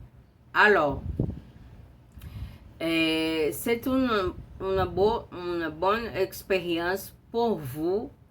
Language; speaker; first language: French; non-native, learner; Portuguese